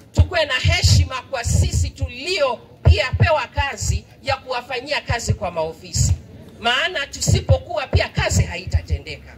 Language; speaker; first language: Swahili; non-native, local second language; Luyia